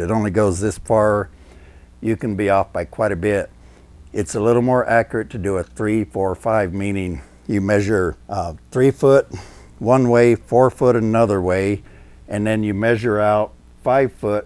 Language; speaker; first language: English; native; English